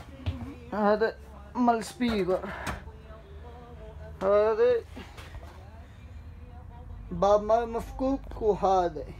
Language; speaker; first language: Arabic; non-native, learner; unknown